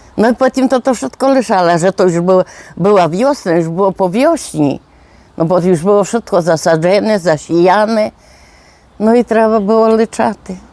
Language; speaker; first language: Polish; non-native, local second language; Rusyn